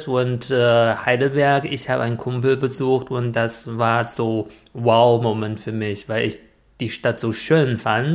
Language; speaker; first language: German; non-native, fluent; Chinese